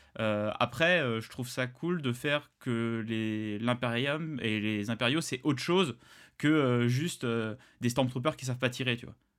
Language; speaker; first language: French; native; French